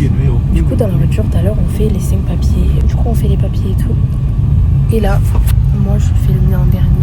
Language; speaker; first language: French; native; French